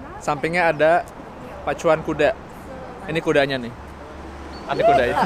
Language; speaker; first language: Indonesian; native; Indonesian